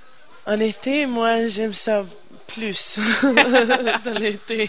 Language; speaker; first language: French; non-native, learner; English